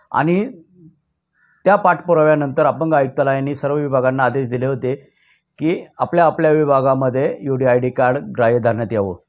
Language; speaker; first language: Marathi; native; Marathi